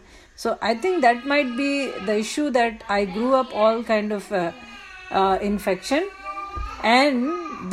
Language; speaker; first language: English; non-native, local second language; Hindi